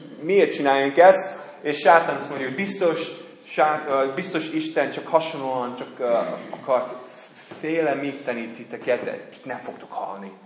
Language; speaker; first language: Hungarian; non-native, fluent; English